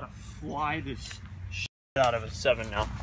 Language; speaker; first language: English; native; English